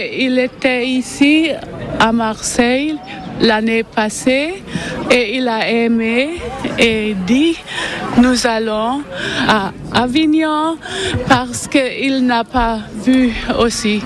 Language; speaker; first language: French; non-native, learner; German